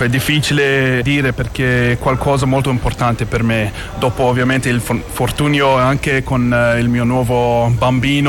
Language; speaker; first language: Italian; non-native, fluent; English